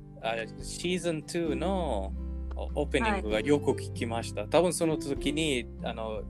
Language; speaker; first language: Japanese; non-native, learner; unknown